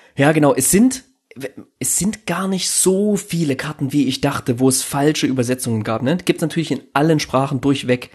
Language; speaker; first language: German; native; German